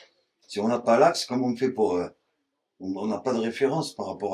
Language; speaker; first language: French; native; French